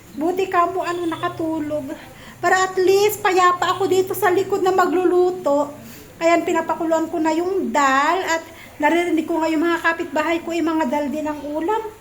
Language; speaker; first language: Filipino; native; Filipino